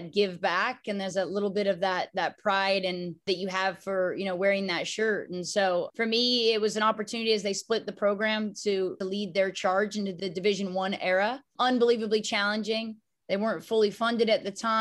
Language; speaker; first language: English; native; English